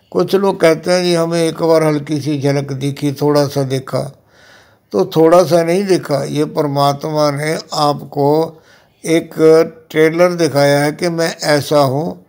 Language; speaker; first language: Hindi; non-native, local second language; Punjabi